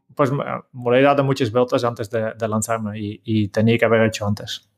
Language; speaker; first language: Spanish; non-native, fluent; Dutch